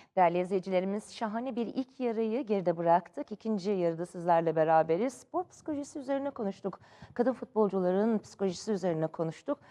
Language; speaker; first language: Turkish; native; Turkish